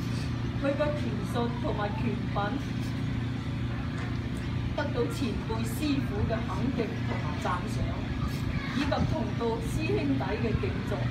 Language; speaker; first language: Cantonese; native; Cantonese